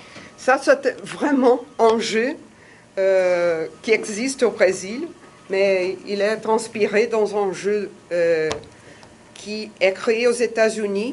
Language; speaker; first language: French; non-native, fluent; Portuguese